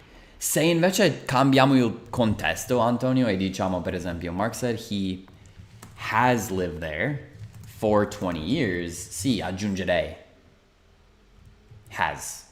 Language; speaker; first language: Italian; non-native, fluent; English